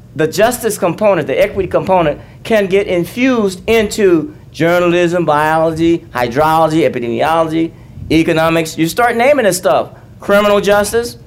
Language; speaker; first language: English; native; English